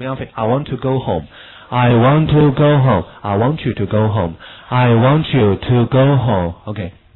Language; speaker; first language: English; non-native, fluent; Chinese